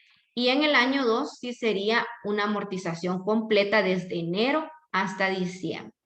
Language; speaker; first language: Spanish; native; Spanish